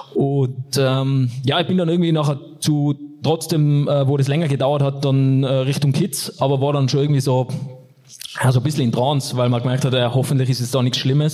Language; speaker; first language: German; native; German